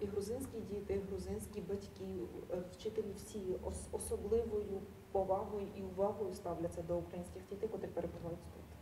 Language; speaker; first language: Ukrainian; non-native, fluent; Georgian